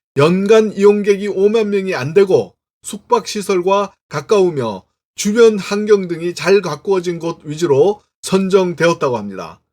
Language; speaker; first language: Korean; native; Korean